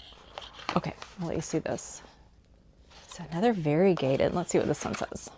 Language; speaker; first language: English; native; English